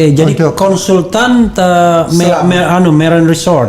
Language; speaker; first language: Indonesian; native; Indonesian